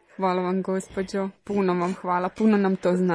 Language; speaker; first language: Croatian; native; Croatian